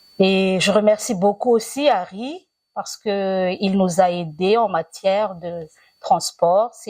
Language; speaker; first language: French; non-native, local second language; Malagasy